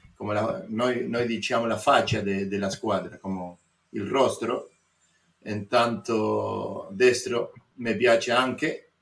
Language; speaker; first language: Italian; non-native, learner; Spanish